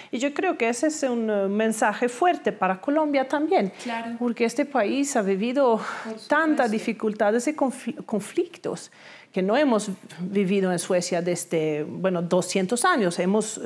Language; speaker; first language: Spanish; non-native, fluent; Swedish